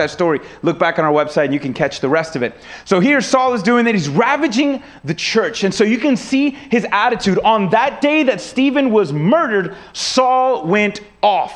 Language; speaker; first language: English; native; English